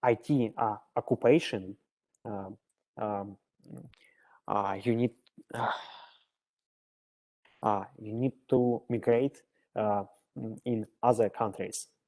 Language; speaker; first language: English; non-native, learner; Russian